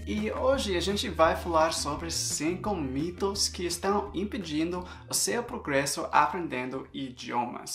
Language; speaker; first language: Portuguese; non-native, fluent; English